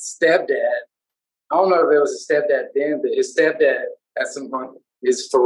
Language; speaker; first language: English; native; English